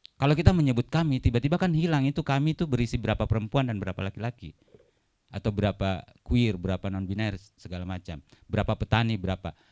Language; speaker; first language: Indonesian; non-native, local second language; Buginese